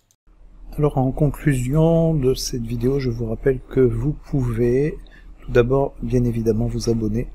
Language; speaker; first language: French; native; French